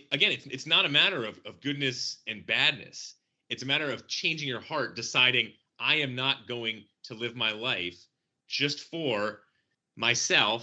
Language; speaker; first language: English; native; English